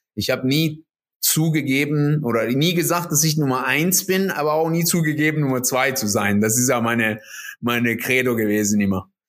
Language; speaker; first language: German; non-native, fluent; Persian